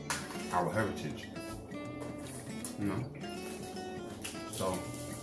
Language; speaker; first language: English; native; English